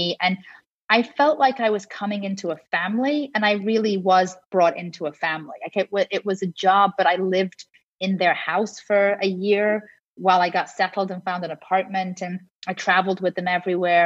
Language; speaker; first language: English; native; English